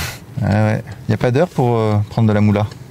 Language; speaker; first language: French; native; French